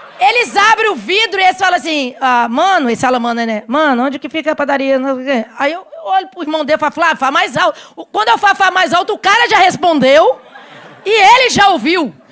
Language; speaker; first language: Portuguese; native; Portuguese